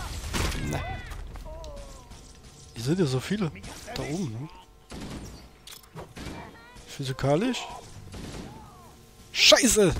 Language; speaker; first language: German; native; German